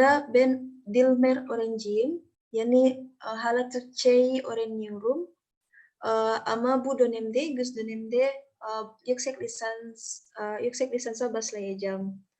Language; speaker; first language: Turkish; non-native, learner; Indonesian